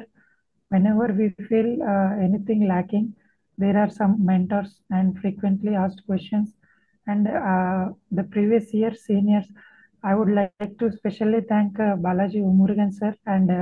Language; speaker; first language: English; non-native, local second language; Telugu